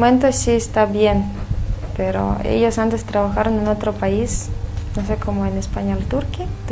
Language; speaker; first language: Spanish; non-native, fluent; Russian